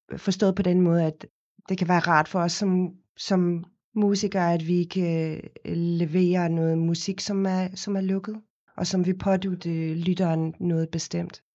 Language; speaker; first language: Danish; non-native, fluent; Afrikaans